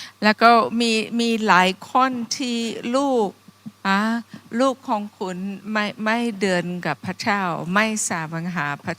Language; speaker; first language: Thai; non-native, fluent; English